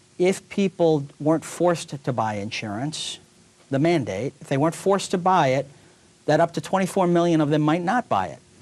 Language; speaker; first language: English; native; English